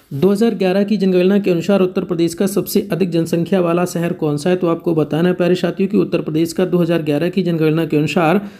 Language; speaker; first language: Hindi; native; Hindi